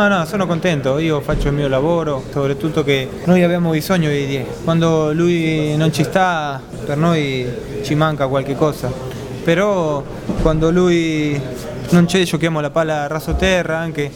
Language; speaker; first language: Italian; non-native, fluent; Spanish